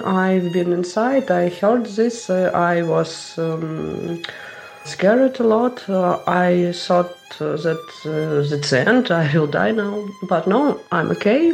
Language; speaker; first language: English; non-native, learner; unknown